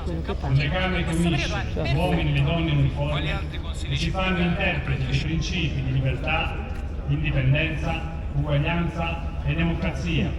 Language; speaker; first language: Italian; native; Italian